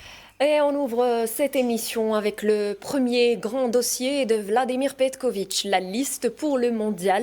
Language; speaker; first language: French; native; French